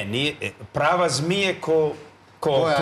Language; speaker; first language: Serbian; non-native, learner; English